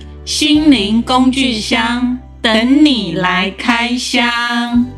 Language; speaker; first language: Chinese; native; Chinese